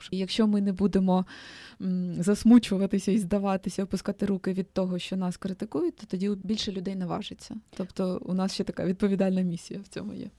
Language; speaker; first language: Ukrainian; native; Ukrainian